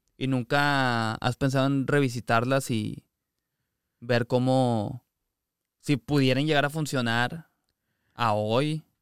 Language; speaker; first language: Spanish; native; Spanish